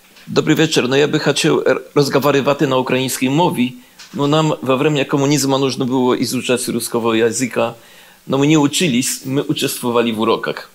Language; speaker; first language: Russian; non-native, learner; Polish